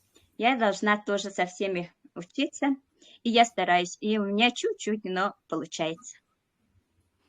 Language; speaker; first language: Russian; non-native, local second language; Yakut